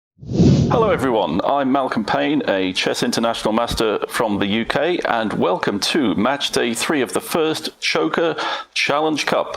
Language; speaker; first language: English; native; English